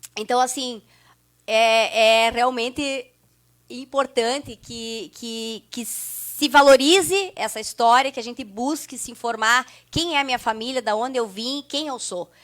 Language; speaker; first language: Portuguese; non-native, local second language; German